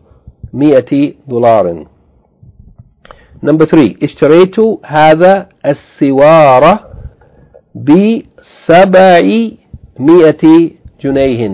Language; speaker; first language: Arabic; non-native, fluent; English